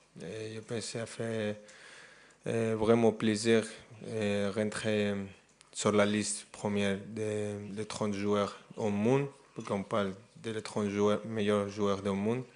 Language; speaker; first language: French; non-native, fluent; Spanish